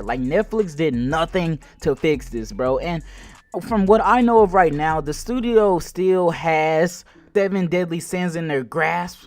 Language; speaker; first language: English; native; English